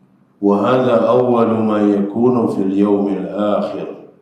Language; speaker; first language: Arabic; non-native, fluent; Indonesian